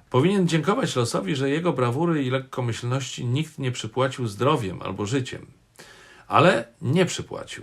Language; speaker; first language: Polish; native; Polish